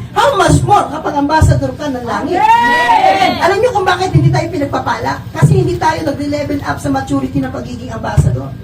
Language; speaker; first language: Filipino; native; Filipino